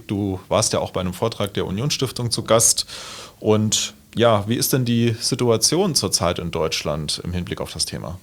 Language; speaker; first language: German; native; German